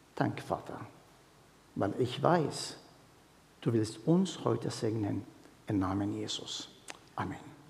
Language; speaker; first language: German; non-native, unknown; Arabic